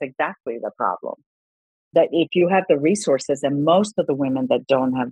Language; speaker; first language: English; non-native, fluent; Spanish